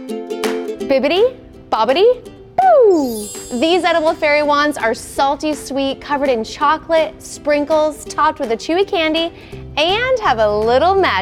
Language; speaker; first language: English; native; English